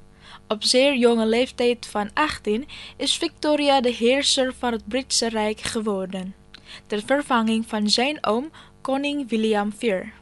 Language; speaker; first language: Dutch; non-native, fluent; Indonesian